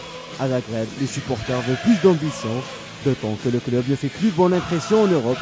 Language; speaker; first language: French; non-native, local second language; Arabic